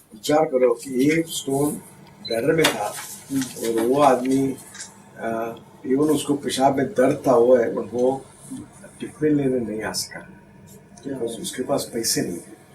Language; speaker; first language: Hindi; non-native, local second language; Gujarati